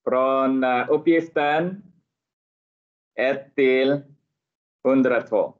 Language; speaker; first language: Swedish; non-native, fluent; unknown